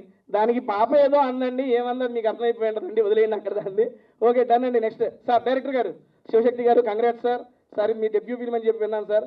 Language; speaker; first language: Telugu; native; Telugu